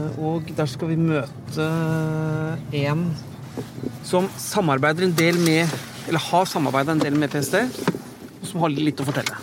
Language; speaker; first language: Norwegian; native; Norwegian